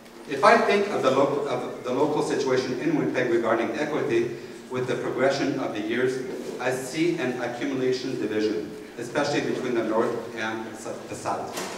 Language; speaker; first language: English; native; English